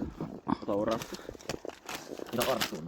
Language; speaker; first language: Finnish; native; Finnish